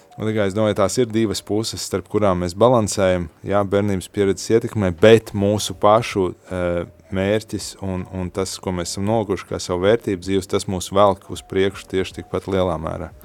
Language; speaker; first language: Latvian; native; Latvian